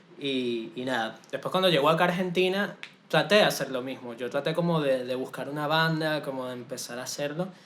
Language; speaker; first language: Spanish; native; Spanish